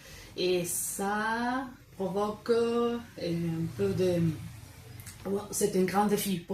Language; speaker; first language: French; non-native, fluent; Spanish